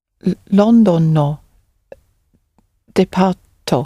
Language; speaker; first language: Japanese; non-native, learner; English